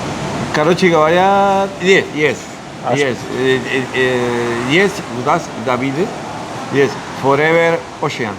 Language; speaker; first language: Russian; non-native, learner; Spanish